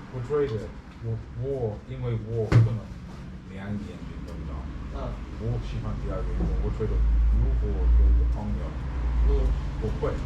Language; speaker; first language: Chinese; non-native, learner; English